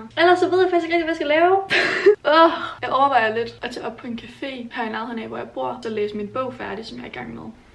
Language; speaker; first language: Danish; native; Danish